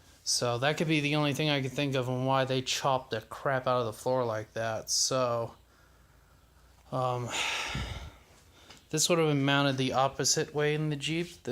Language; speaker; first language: English; native; English